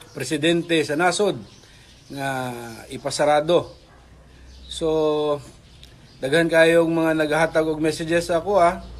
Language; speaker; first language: Cebuano; native; Cebuano